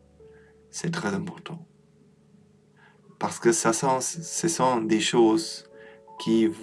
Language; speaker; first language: French; non-native, learner; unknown